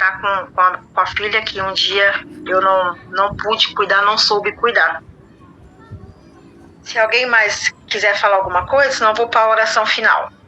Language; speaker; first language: Portuguese; native; Portuguese